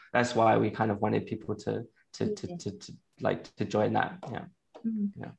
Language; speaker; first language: English; native; English